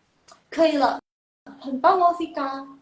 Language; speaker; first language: Chinese; non-native, fluent; Indonesian